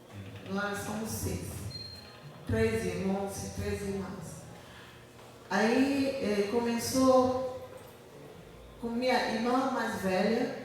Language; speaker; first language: Portuguese; non-native, learner; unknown